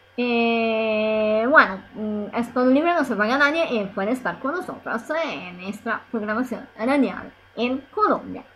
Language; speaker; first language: Spanish; non-native, learner; Italian